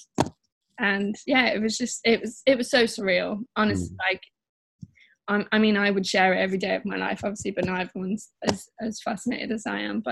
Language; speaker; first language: English; native; English